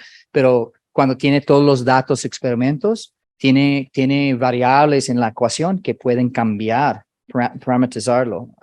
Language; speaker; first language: Spanish; non-native, fluent; English